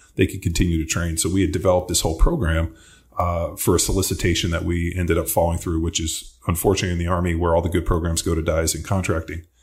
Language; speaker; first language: English; native; English